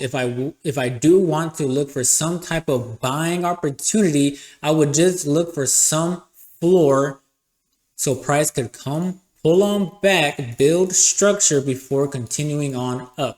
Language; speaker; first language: English; native; English